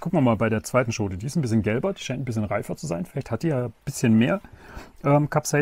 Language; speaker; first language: German; native; German